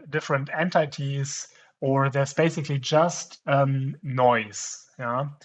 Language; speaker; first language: English; non-native, fluent; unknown